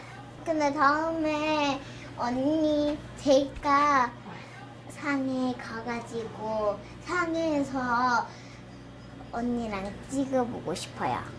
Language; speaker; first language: Korean; native; Korean